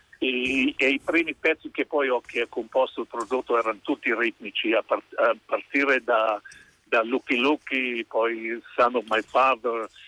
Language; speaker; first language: Italian; non-native, local second language; Ladin